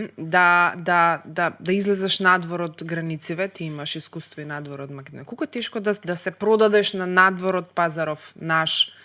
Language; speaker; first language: Macedonian; native; Macedonian